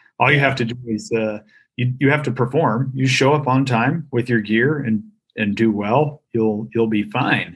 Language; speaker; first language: English; native; English